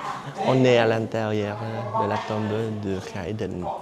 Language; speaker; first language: French; non-native, fluent; Vietnamese